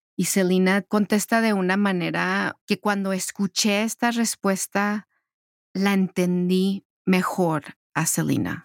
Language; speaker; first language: Spanish; early bilingual, heritage; Spanish